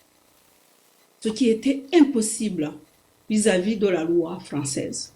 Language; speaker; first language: French; non-native, local second language; Kinyarwanda